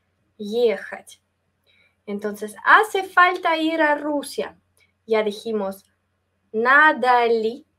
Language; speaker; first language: Spanish; non-native, fluent; Russian